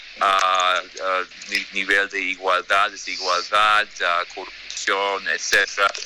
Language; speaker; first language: Spanish; non-native, fluent; English